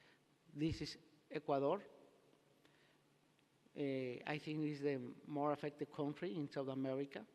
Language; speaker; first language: English; non-native, learner; Spanish